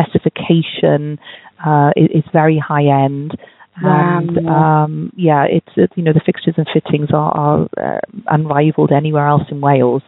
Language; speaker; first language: English; native; English